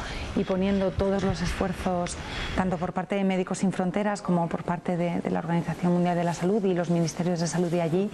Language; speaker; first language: Spanish; native; Spanish